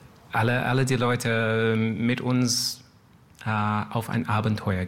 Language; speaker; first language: German; non-native, learner; English